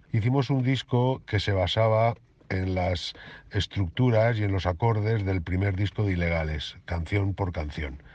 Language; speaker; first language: Spanish; native; Spanish